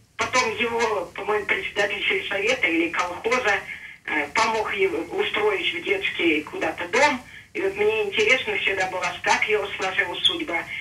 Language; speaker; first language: Russian; native; Russian